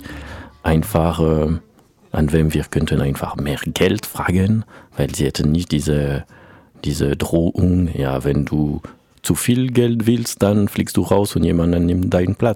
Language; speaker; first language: German; non-native, learner; French